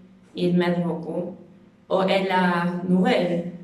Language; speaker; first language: French; non-native, learner; Spanish